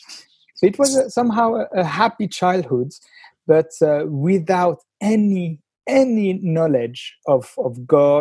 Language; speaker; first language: English; non-native, fluent; French